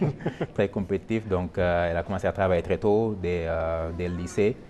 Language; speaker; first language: French; non-native, local second language; Wolof